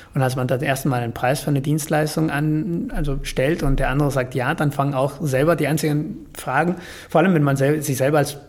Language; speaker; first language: German; non-native, fluent; Spanish